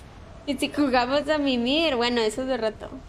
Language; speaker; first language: Spanish; native; Spanish